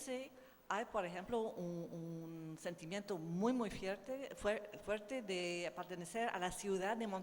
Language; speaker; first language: Spanish; non-native, learner; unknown